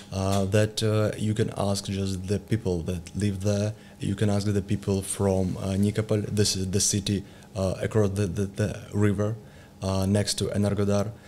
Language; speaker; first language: English; non-native, learner; Ukrainian